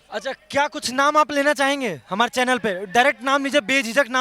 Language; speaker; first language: Hindi; native; Hindi